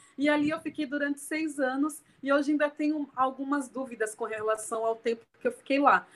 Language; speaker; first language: Portuguese; native; Portuguese